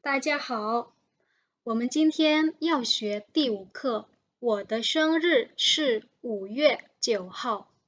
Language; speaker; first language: Chinese; non-native, fluent; Indonesian